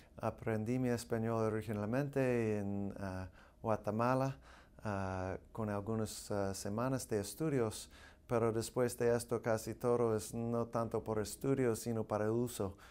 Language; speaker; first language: Spanish; non-native, fluent; English